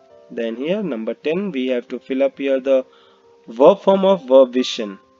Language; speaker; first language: English; non-native, local second language; Hindi